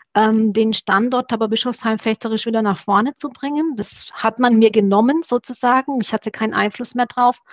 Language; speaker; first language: German; early bilingual, other home language; Romanian